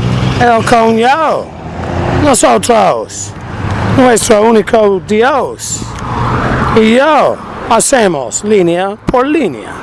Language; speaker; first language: Spanish; non-native, learner; English